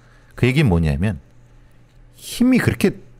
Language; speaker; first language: Korean; native; Korean